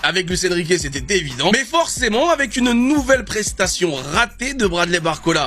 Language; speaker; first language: French; native; French